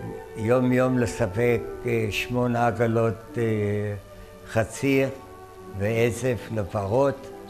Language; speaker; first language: Hebrew; non-native, fluent; German